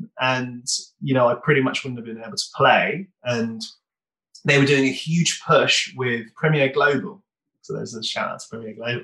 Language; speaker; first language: English; native; English